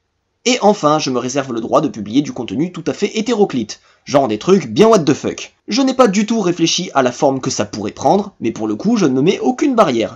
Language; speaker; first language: French; native; French